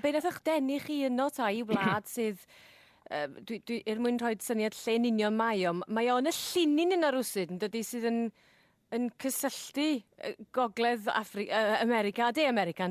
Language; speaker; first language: Welsh; native; Welsh